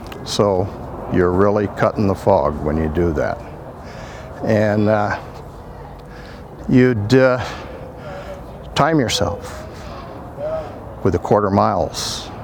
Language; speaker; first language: English; native; English